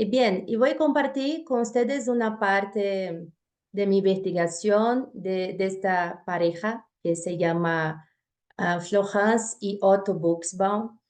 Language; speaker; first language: Spanish; non-native, fluent; Portuguese